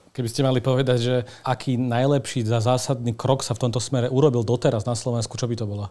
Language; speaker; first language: Slovak; native; Slovak